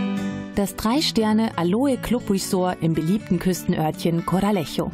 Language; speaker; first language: German; native; German